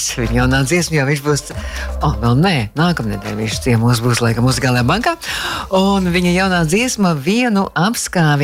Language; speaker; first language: Latvian; native; Latvian